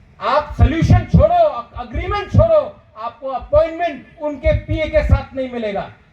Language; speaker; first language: Hindi; non-native, local second language; Bangla